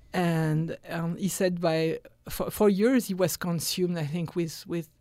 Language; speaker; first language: English; non-native, fluent; French